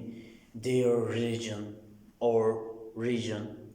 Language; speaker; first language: English; non-native, learner; Turkish